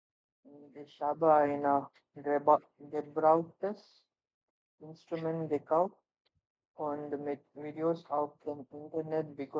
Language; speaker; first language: German; non-native, learner; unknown